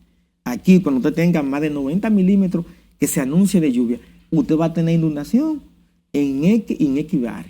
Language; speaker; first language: Spanish; native; Spanish